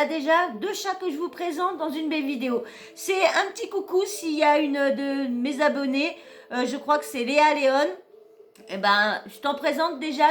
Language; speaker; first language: French; native; French